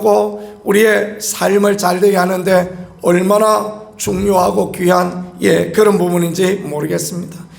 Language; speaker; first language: Korean; native; Korean